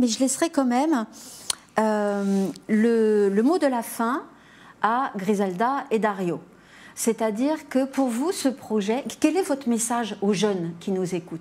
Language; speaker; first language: French; native; French